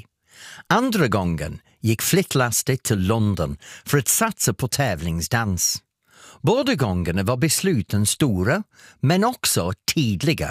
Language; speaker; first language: Swedish; non-native, fluent; English